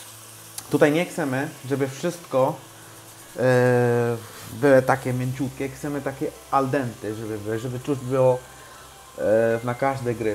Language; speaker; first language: Polish; non-native, learner; Hindi